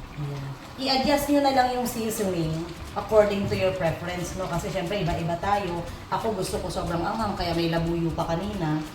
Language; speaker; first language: Filipino; non-native, local second language; Bikol